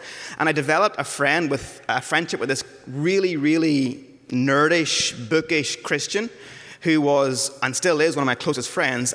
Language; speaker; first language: English; native; English